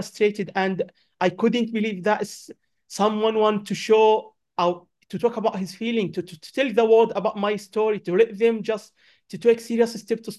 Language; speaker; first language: English; non-native, learner; Arabic